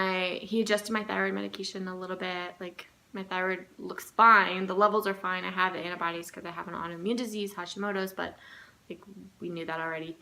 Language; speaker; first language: English; native; English